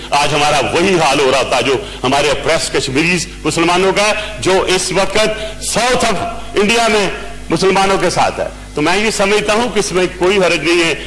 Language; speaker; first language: Urdu; non-native, local second language; Punjabi